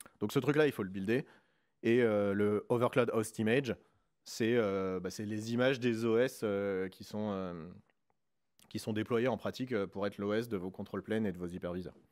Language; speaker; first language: French; native; French